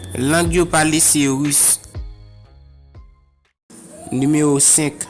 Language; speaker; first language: French; non-native, learner; Haitian Creole